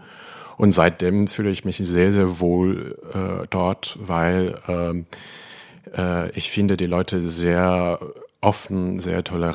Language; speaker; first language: German; non-native, fluent; Cantonese